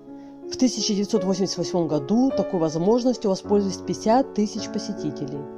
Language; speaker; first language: Russian; native; Russian